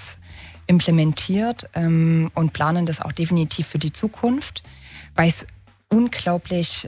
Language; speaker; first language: German; native; German